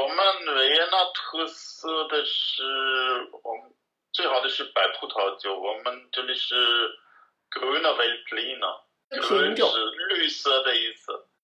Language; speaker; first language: Chinese; non-native, learner; German